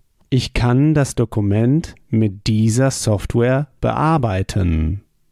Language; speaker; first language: German; native; German